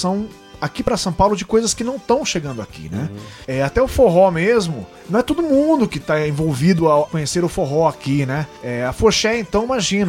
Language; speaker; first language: Portuguese; native; Portuguese